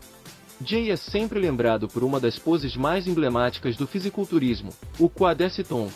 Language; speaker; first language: Portuguese; native; Portuguese